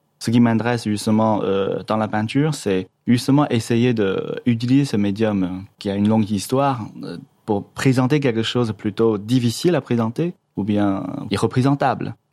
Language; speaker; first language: French; non-native, fluent; Chinese